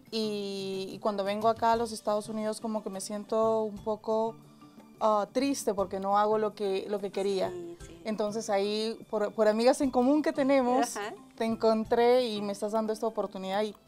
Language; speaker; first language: Spanish; native; Spanish